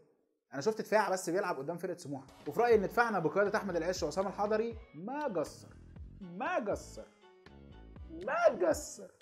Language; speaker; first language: Arabic; native; Arabic